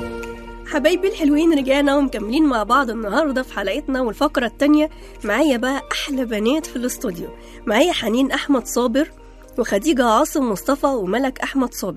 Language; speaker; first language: Arabic; native; Arabic